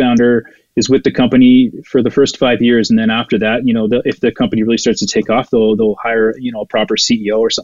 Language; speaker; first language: English; native; English